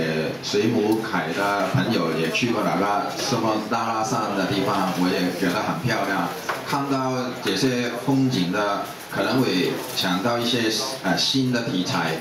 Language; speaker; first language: Chinese; non-native, local second language; Cantonese